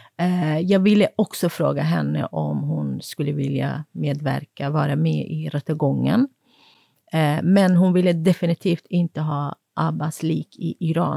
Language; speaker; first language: Swedish; non-native, fluent; Kurdish